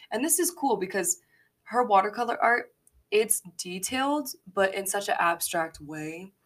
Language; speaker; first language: English; native; English